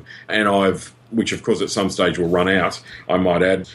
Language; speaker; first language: English; native; English